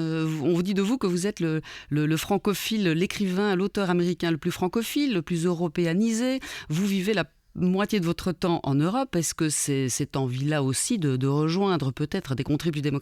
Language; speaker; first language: French; native; French